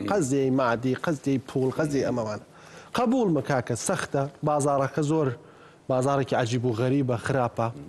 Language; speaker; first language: Central Kurdish; early bilingual, heritage; Central Kurdish